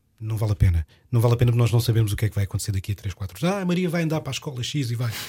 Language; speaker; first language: Portuguese; native; Portuguese